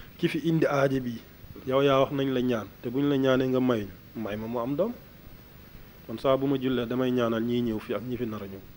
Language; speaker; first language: Wolof; non-native, local second language; Fula